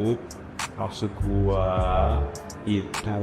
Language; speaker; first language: Indonesian; non-native, learner; French